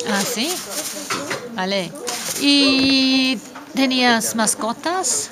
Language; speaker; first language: Spanish; non-native, fluent; English